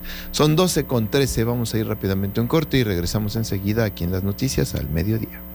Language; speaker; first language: Spanish; native; Spanish